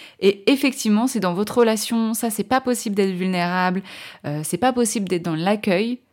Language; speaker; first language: French; native; French